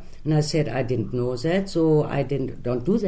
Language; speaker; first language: English; non-native, fluent; German